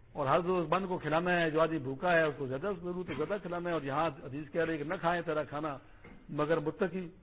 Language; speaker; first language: Urdu; non-native, local second language; Pashto